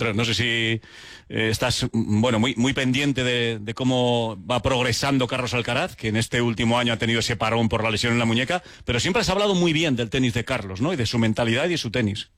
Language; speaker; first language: Spanish; native; Spanish